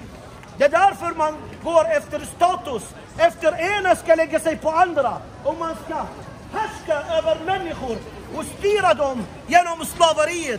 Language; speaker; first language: Swedish; non-native, fluent; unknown